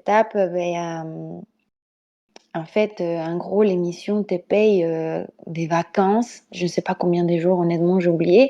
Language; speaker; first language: French; non-native, fluent; Spanish